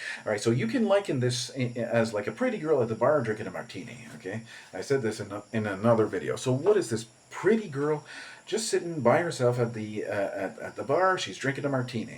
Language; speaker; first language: English; native; English